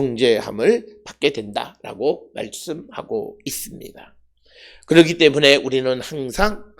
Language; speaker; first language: Korean; native; Korean